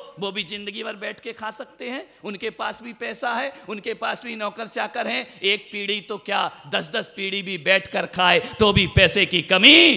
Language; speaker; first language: Hindi; native; Hindi